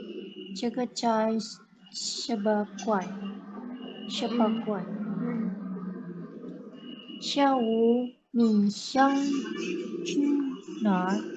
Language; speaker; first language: Chinese; non-native, learner; Indonesian